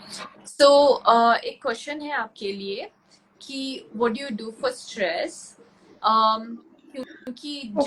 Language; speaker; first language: Hindi; non-native, local second language; Tulu